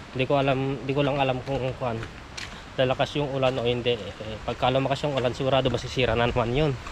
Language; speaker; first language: Filipino; non-native, local second language; Iloko